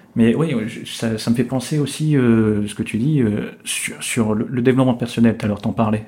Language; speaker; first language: French; native; French